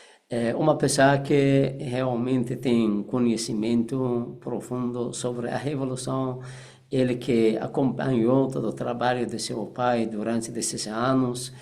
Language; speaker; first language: Portuguese; non-native, fluent; Persian